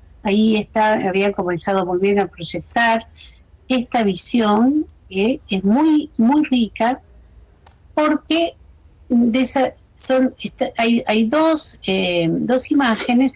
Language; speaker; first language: Spanish; native; Spanish